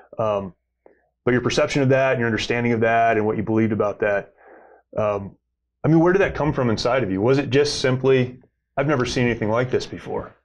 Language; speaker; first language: English; native; English